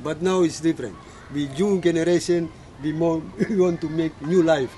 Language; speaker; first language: English; non-native, learner; Indonesian